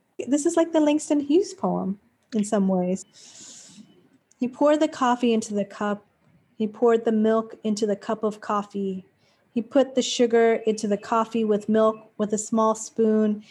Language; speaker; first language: English; native; English